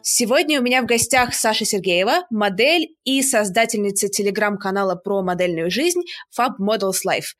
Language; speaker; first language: Russian; native; Russian